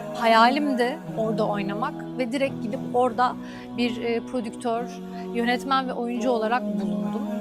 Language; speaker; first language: Turkish; native; Turkish